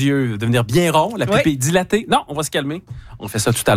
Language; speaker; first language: French; native; French